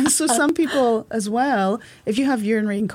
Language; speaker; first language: English; native; English